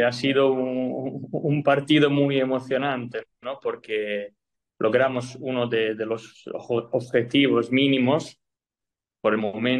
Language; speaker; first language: Spanish; non-native, fluent; Italian